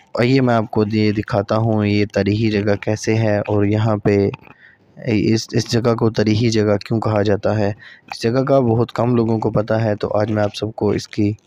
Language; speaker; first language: Urdu; non-native, local second language; Punjabi